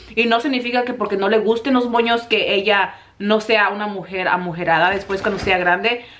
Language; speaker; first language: Spanish; native; Spanish